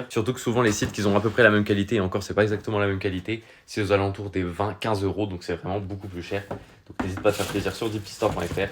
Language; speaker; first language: French; native; French